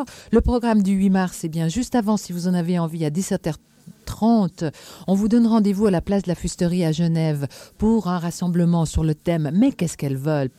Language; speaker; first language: French; native; French